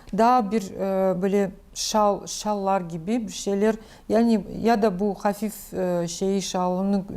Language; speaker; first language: Turkish; non-native, learner; Crimean Tatar